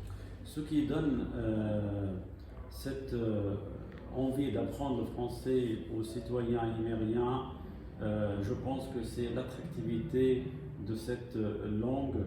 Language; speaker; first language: French; non-native, fluent; Arabic